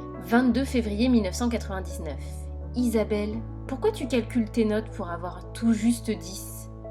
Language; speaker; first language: French; native; French